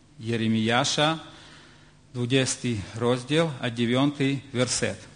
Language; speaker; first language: Polish; non-native, learner; Ukrainian